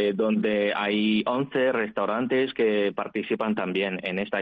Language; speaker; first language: Spanish; non-native, fluent; Chinese